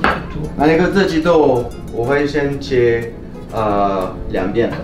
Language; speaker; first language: Chinese; non-native, fluent; French